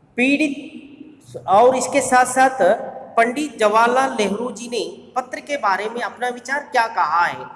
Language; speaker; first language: Hindi; non-native, local second language; Kannada